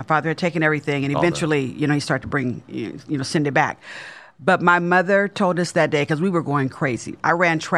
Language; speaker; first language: English; native; English